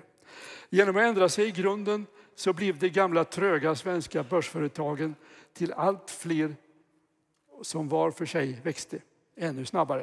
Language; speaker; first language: Swedish; native; Swedish